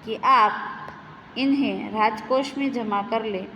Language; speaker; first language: Hindi; non-native, local second language; Gujarati